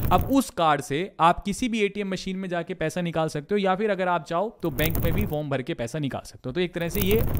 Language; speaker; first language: Hindi; native; Hindi